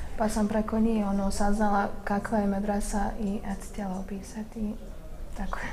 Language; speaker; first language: Serbian; early bilingual, heritage; Bosnian